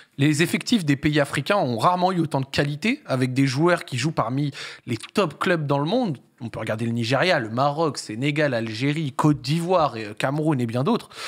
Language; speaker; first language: French; native; French